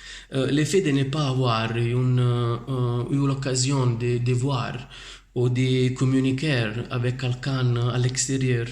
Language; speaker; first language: French; non-native, learner; Italian